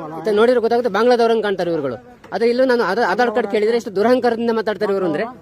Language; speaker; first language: Kannada; native; Kannada